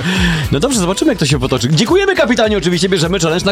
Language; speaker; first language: Polish; native; Polish